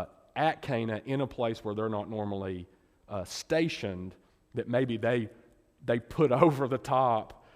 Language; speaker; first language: English; native; English